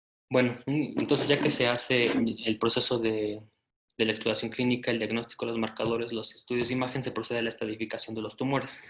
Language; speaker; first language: Spanish; native; Spanish